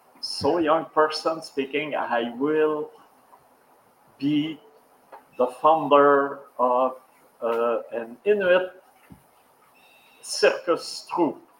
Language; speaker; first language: English; non-native, local second language; French